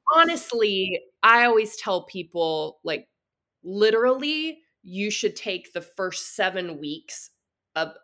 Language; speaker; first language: English; native; English